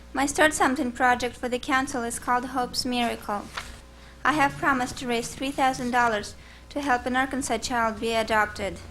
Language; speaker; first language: English; early bilingual, other home language; Russian